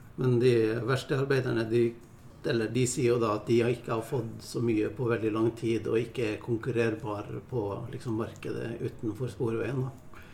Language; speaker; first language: Norwegian; native; Norwegian